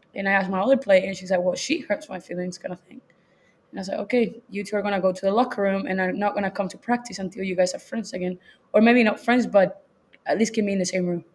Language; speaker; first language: English; non-native, fluent; Spanish